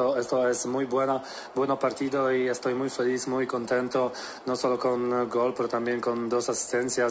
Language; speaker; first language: Spanish; non-native, learner; Polish